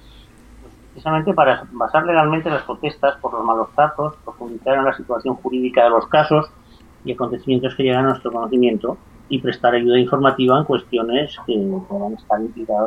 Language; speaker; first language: Spanish; native; Spanish